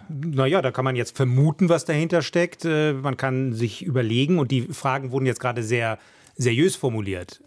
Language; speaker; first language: German; native; German